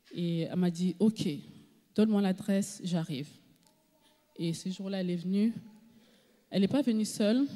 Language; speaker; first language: French; native; French